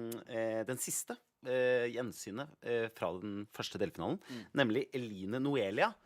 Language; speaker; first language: Norwegian; native; Norwegian